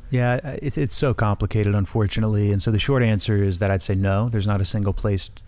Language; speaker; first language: English; native; English